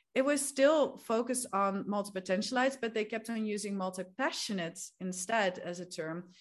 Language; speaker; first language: English; non-native, fluent; Dutch